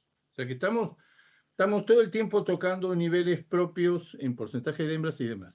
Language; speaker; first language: Spanish; native; Spanish